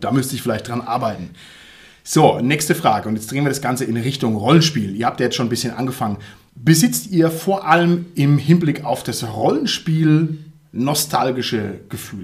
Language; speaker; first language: German; native; German